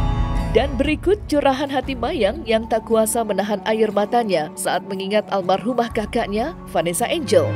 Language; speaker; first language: Indonesian; native; Indonesian